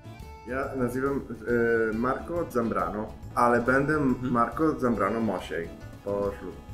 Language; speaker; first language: Polish; non-native, learner; Italian